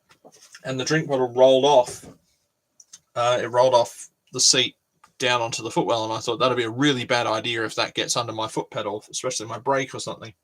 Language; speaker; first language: English; native; English